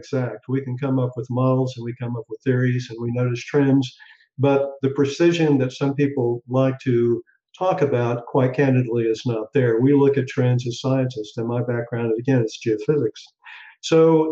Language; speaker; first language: English; native; English